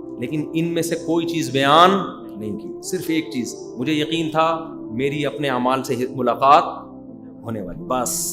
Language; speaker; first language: Urdu; native; Urdu